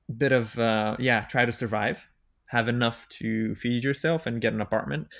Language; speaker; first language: English; non-native, fluent; Bulgarian